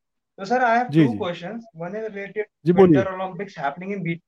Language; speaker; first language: English; non-native, local second language; Hindi